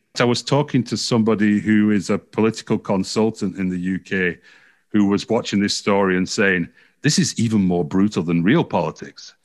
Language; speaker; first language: English; native; English